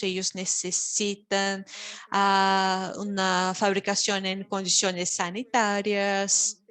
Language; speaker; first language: Spanish; non-native, fluent; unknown